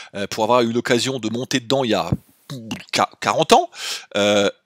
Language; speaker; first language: French; native; French